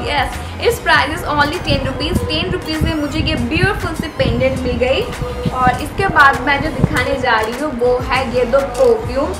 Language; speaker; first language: Hindi; non-native, local second language; Bangla